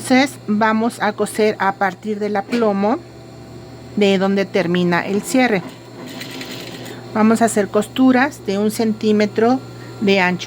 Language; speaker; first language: Spanish; native; Spanish